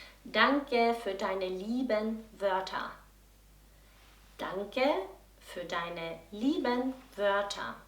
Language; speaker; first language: German; non-native, fluent; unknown